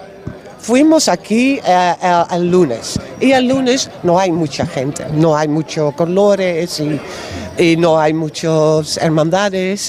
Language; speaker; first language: Spanish; non-native, learner; Dutch